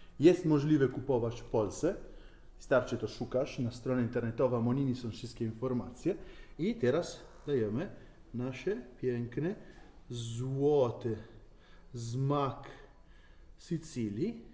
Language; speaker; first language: Polish; non-native, learner; Italian